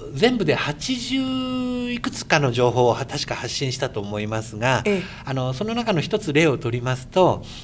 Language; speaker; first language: Japanese; native; Japanese